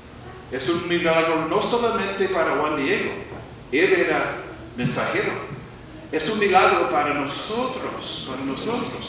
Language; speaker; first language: Spanish; non-native, fluent; English